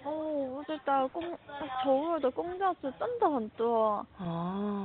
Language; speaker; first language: Chinese; non-native, learner; Korean